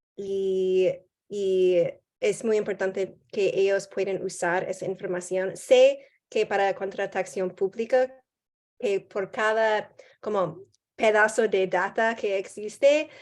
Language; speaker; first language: Spanish; non-native, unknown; English